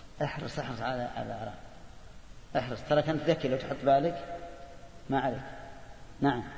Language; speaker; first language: Arabic; native; Arabic